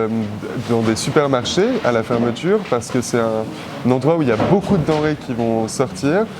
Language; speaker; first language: French; native; French